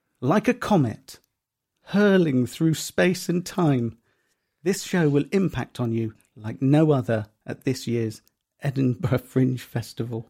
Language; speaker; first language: English; native; English